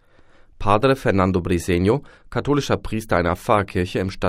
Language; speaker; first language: German; native; German